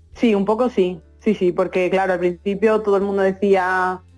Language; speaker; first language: Spanish; native; Spanish